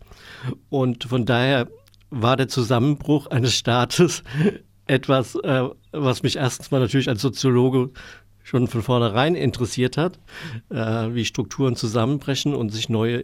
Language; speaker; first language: German; native; German